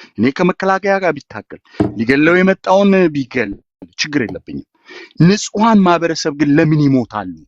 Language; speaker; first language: Amharic; native; Amharic